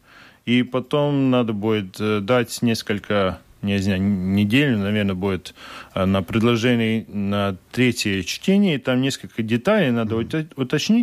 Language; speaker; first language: Russian; non-native, local second language; Latvian